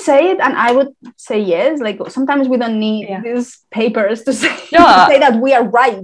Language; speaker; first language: English; non-native, fluent; Spanish